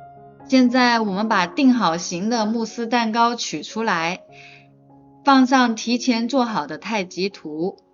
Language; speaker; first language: Chinese; native; Chinese